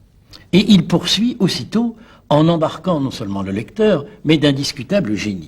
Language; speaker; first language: French; native; French